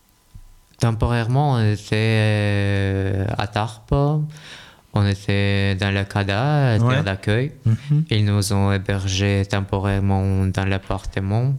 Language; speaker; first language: French; non-native, learner; Russian